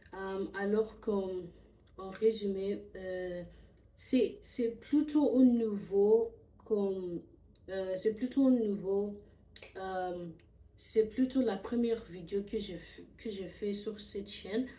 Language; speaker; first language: French; non-native, learner; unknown